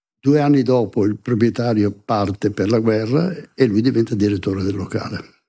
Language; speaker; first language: Italian; native; Italian